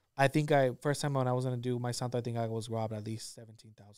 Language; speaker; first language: English; early bilingual, other home language; Spanish